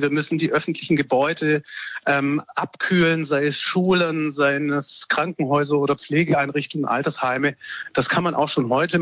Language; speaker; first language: German; native; German